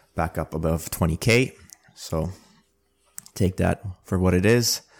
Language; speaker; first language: English; early bilingual, other home language; Armenian